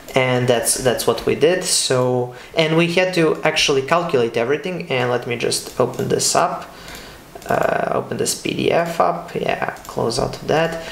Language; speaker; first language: English; non-native, fluent; Serbian